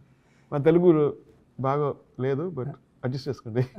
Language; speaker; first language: Telugu; non-native, learner; Tamil